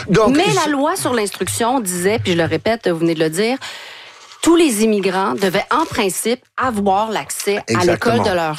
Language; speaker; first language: French; native; French